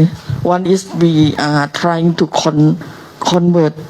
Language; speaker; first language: English; non-native, learner; Thai